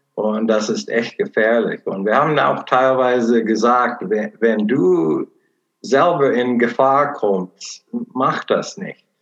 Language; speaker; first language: German; non-native, fluent; English